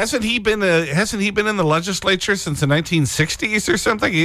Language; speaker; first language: English; native; English